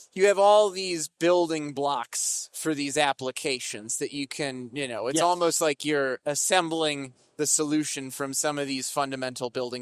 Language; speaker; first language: English; native; English